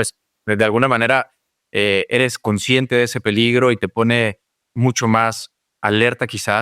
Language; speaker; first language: Spanish; native; Spanish